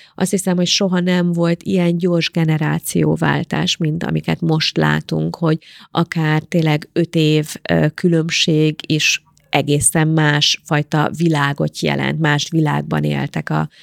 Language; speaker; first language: Hungarian; native; Hungarian